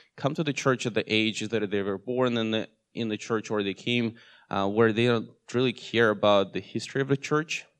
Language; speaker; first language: English; non-native, fluent; Russian